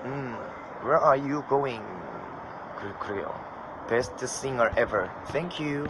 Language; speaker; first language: English; non-native, learner; Korean